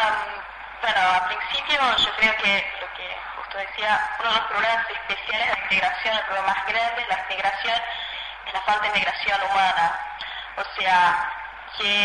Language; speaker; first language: Spanish; non-native, fluent; Portuguese